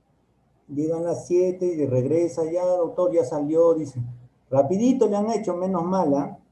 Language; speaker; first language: Spanish; native; Spanish